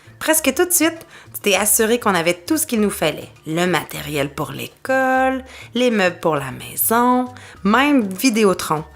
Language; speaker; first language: French; native; French